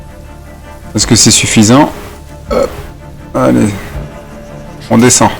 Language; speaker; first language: French; native; French